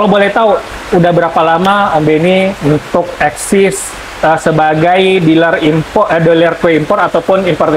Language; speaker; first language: Indonesian; native; Indonesian